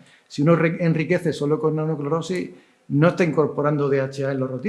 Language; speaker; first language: Spanish; native; Spanish